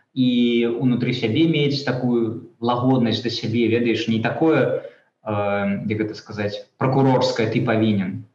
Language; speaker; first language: Belarusian; non-native, local second language; Russian